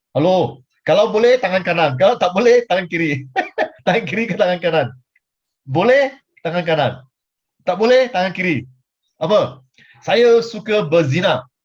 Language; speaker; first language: Malay; non-native, local second language; Chinese